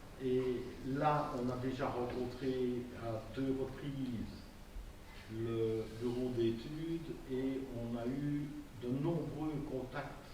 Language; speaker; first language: French; native; French